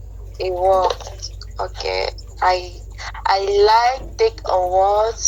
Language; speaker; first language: English; non-native, learner; French